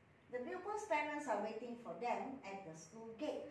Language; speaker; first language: English; non-native, local second language; Chinese